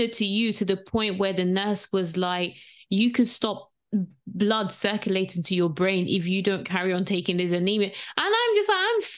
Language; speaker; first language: English; non-native, local second language; Yoruba